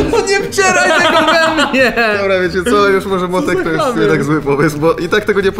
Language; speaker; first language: Polish; native; Polish